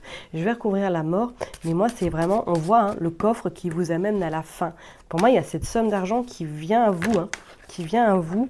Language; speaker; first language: French; native; French